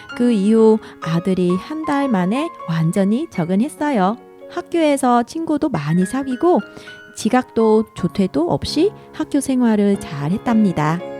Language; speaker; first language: Korean; non-native, fluent; Vietnamese